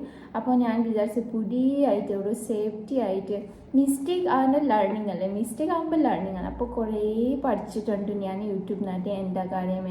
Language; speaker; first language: Malayalam; non-native, learner; Bodo